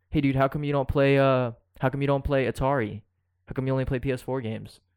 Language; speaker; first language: English; early bilingual, other home language; Filipino